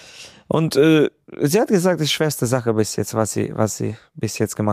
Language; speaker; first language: German; non-native, fluent; Hungarian